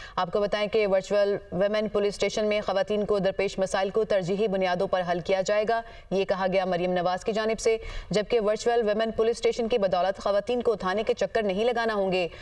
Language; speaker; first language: Urdu; native; Urdu